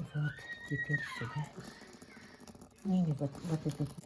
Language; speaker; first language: Russian; non-native, local second language; Yakut